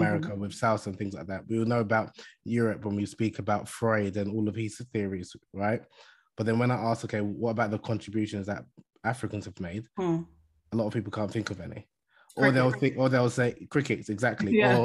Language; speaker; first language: English; native; English